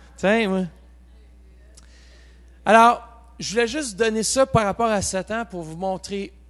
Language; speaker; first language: French; native; French